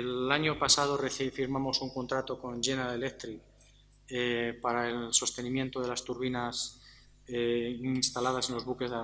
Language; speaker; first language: Spanish; native; Spanish